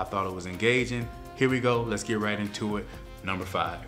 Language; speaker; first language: English; native; English